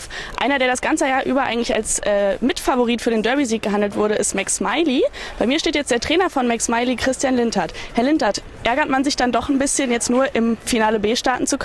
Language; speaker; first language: German; native; German